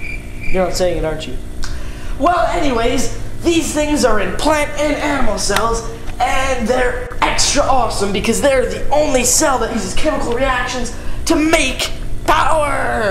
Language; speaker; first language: English; native; English